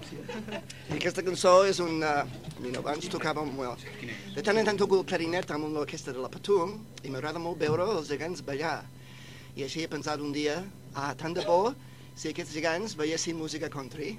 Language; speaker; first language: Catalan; non-native, fluent; English